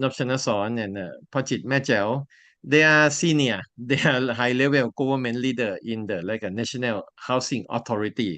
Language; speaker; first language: English; non-native, learner; Thai